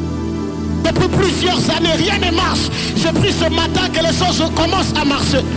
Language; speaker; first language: French; non-native, local second language; Lingala